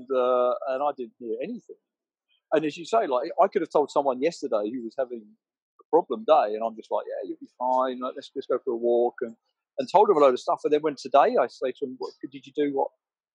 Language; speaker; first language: English; native; English